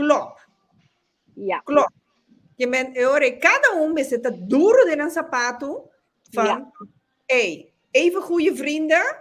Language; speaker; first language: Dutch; non-native, local second language; Papiamento